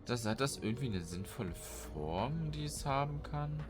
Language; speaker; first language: German; native; German